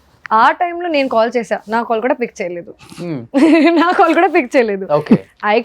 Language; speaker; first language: Telugu; non-native, fluent; Hindi